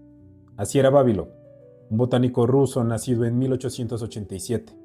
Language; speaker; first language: Spanish; native; Spanish